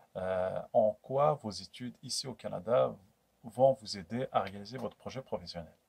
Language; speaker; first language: French; non-native, local second language; Kabyle